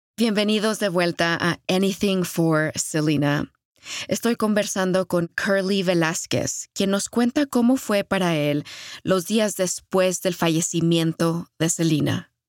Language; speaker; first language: Spanish; early bilingual, heritage; Spanish